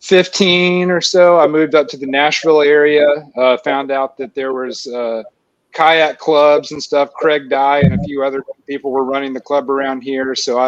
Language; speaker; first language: English; native; English